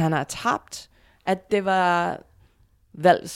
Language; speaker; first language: Danish; non-native, fluent; English